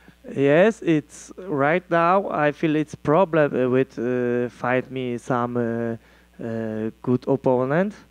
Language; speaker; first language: English; non-native, learner; Polish